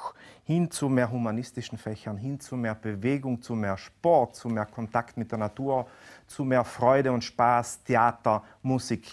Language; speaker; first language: German; native; German